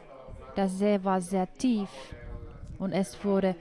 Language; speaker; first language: German; non-native, fluent; Finnish